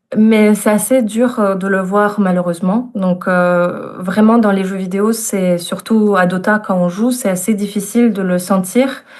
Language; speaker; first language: French; non-native, fluent; Russian